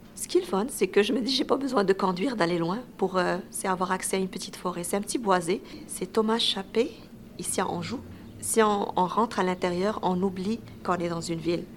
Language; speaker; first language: French; non-native, local second language; Arabic